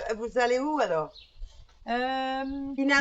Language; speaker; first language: French; non-native, learner; English